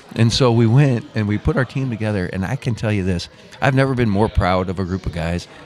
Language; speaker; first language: English; native; English